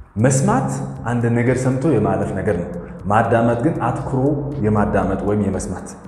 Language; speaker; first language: Amharic; non-native, fluent; Arabic